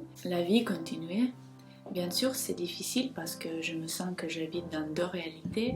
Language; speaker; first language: French; non-native, fluent; Ukrainian